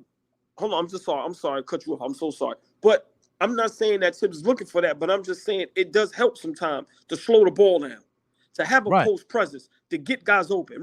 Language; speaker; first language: English; native; English